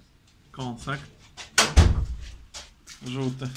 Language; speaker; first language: Polish; native; Polish